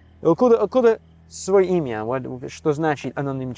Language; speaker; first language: Russian; non-native, learner; English